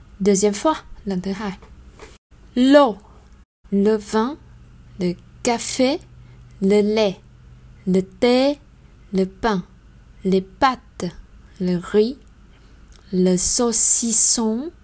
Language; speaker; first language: French; non-native, fluent; Vietnamese